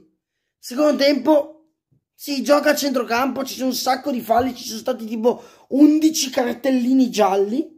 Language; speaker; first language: Italian; native; Italian